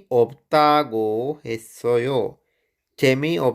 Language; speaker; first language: Korean; non-native, fluent; Sinhala